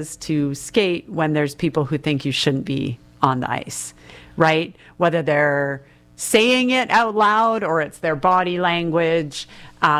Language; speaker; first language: English; native; English